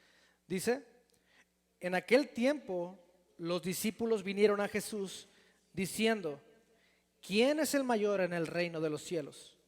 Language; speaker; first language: Spanish; native; Spanish